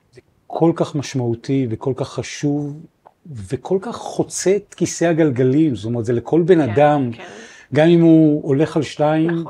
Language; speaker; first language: Hebrew; native; Hebrew